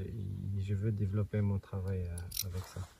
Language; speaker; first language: French; non-native, local second language; Arabic